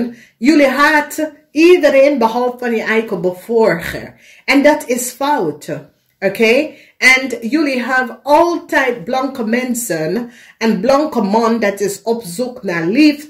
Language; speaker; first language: Dutch; non-native, fluent; English